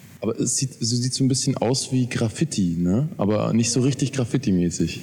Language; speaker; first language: German; native; German